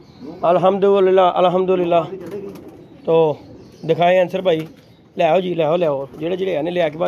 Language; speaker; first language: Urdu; non-native, local second language; Punjabi